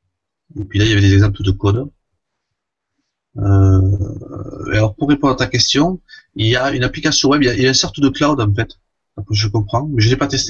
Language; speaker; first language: French; native; French